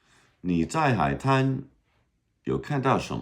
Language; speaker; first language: Chinese; non-native, fluent; English